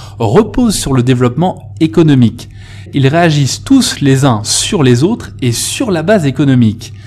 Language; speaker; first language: French; native; French